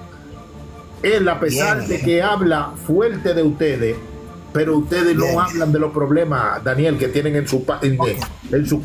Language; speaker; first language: Spanish; native; Spanish